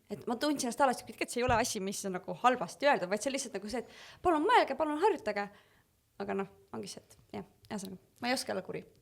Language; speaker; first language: Estonian; native; Estonian